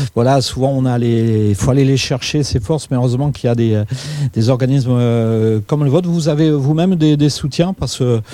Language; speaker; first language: French; native; French